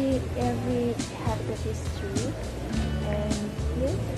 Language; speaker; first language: English; non-native, local second language; Filipino